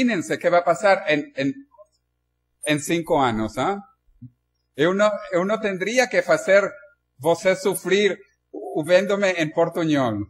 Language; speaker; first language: Spanish; non-native, learner; Portuguese